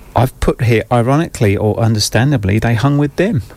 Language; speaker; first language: English; native; English